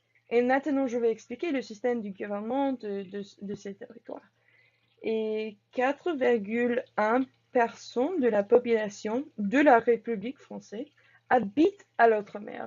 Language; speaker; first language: French; non-native, learner; English